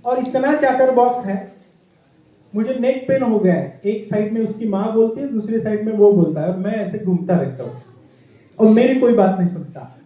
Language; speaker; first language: Hindi; non-native, local second language; Marathi